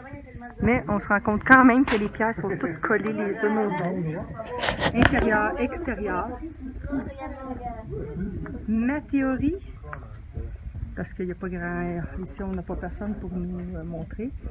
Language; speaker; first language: French; native; French